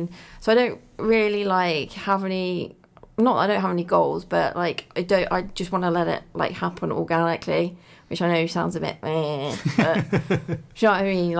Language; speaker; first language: English; native; English